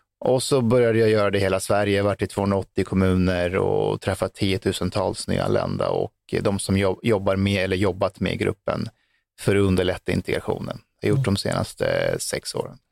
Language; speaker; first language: Swedish; early bilingual, other home language; Persian